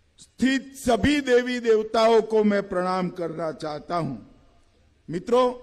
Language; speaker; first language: Hindi; native; Hindi